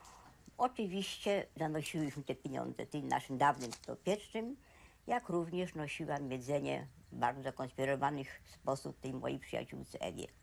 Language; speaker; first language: Polish; native; Polish